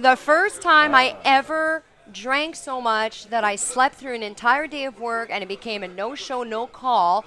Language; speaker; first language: English; native; English